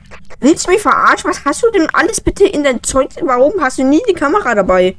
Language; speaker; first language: German; native; German